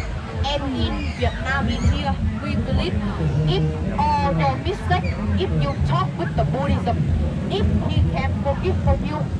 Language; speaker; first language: English; non-native, learner; Vietnamese